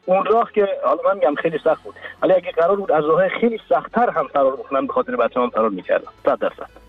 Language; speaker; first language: Persian; non-native, local second language; Central Kurdish